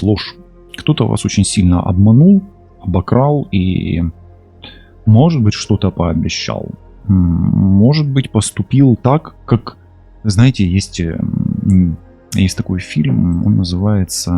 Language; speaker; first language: Russian; non-native, local second language; Ukrainian